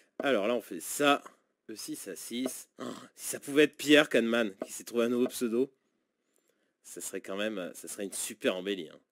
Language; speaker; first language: French; native; French